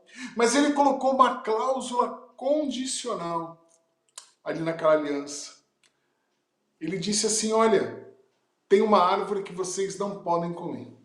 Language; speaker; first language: Portuguese; native; Portuguese